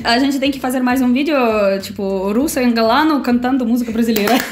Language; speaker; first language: Portuguese; non-native, learner; Russian